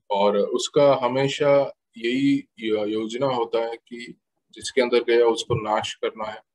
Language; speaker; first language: Hindi; non-native, local second language; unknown